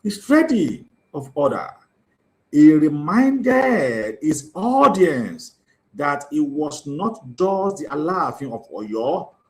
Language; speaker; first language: English; non-native, local second language; Yoruba